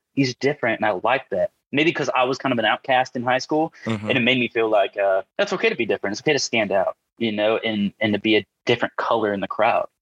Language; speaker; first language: English; native; English